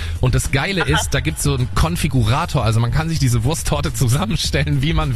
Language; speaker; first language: German; native; German